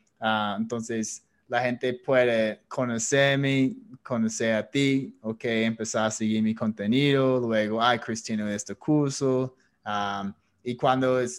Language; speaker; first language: Spanish; non-native, fluent; English